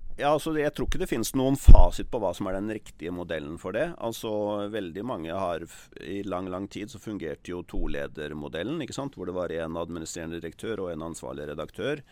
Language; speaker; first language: Norwegian; native; Norwegian